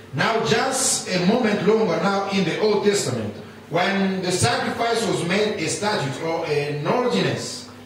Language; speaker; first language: English; non-native, fluent; Lingala